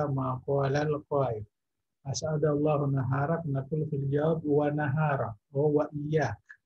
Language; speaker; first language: Arabic; non-native, fluent; Indonesian